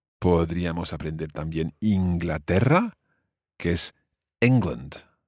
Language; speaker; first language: Spanish; non-native, fluent; English